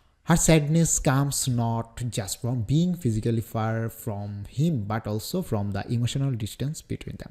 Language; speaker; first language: English; non-native, local second language; Bangla